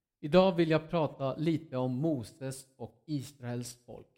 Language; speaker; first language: Swedish; non-native, fluent; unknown